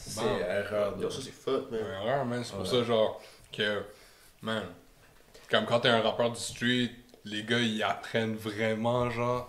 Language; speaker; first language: French; native; French